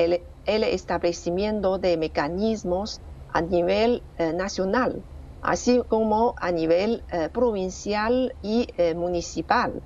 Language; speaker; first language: Spanish; non-native, fluent; Chinese